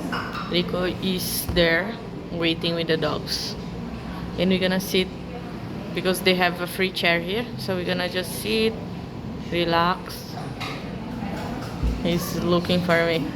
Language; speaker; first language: English; non-native, learner; Portuguese